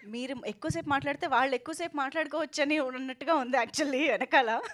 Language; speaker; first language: Telugu; native; Telugu